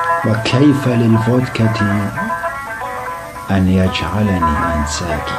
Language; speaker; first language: Arabic; non-native, local second language; Kurdish